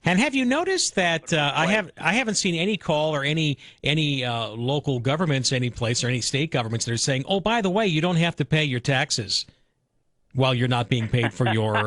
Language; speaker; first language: English; native; English